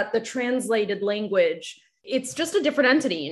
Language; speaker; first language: English; non-native, fluent; Japanese